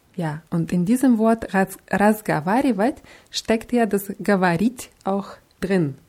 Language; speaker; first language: German; non-native, fluent; Russian